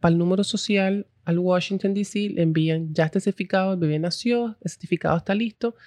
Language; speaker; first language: Spanish; early bilingual, heritage; Spanish